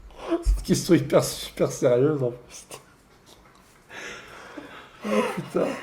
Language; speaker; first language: French; native; French